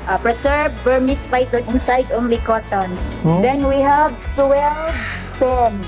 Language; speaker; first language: English; non-native, local second language; Cebuano